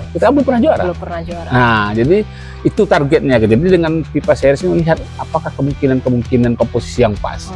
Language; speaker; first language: Indonesian; native; Indonesian